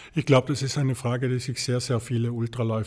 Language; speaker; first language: German; native; German